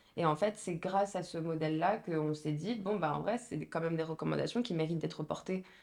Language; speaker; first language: French; non-native, local second language; Arabic